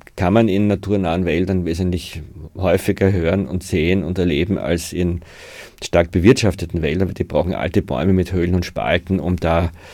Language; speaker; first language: German; native; German